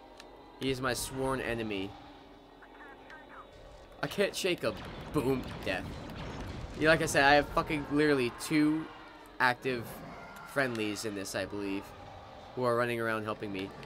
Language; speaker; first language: English; native; English